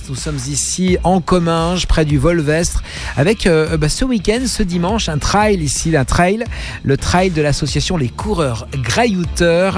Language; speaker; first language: French; native; French